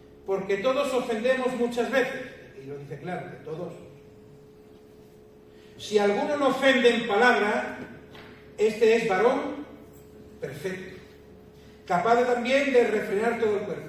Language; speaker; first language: Spanish; native; Spanish